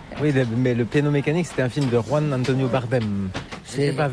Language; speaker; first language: French; native; French